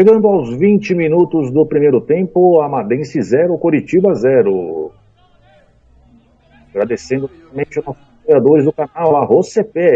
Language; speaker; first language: Portuguese; native; Portuguese